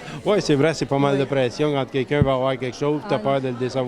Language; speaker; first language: French; native; French